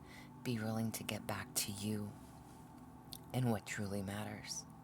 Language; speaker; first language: English; native; English